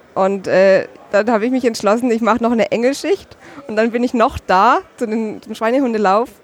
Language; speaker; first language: German; native; German